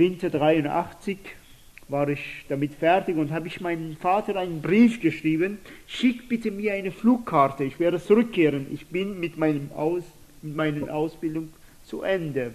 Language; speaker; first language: German; non-native, fluent; Persian